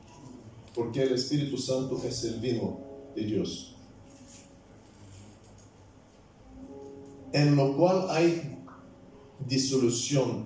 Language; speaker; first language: Spanish; non-native, fluent; Bulgarian